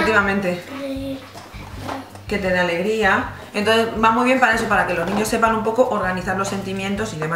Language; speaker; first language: Spanish; native; Spanish